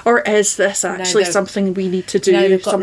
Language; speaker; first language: English; native; English